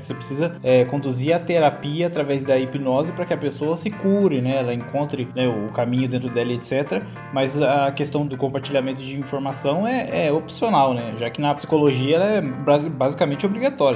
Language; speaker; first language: Portuguese; native; Portuguese